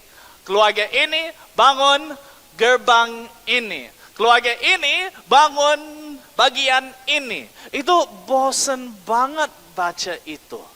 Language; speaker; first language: Indonesian; non-native, fluent; English